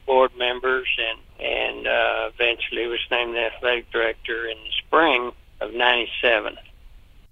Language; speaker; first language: English; native; English